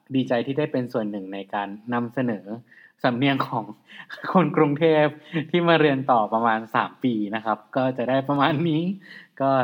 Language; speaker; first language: Thai; native; Thai